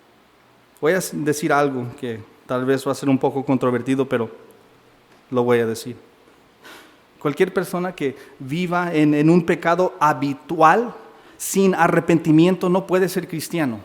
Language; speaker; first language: Spanish; native; Spanish